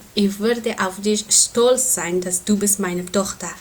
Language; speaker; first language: German; non-native, learner; Persian